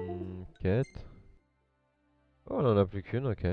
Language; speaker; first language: French; native; French